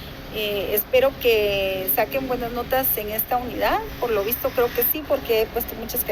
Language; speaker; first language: Spanish; native; Spanish